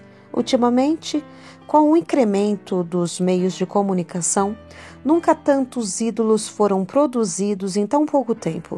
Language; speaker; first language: Portuguese; native; Portuguese